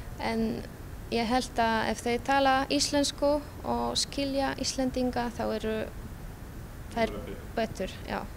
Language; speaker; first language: Icelandic; non-native, fluent; Polish